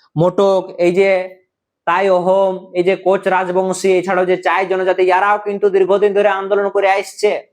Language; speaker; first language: Bangla; native; Bangla